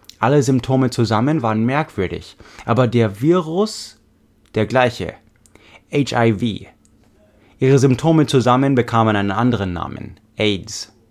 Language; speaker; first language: German; non-native, fluent; English